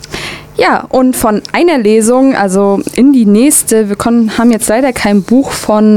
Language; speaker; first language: German; native; German